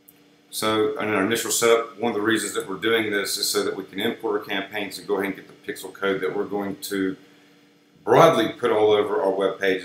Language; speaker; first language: English; native; English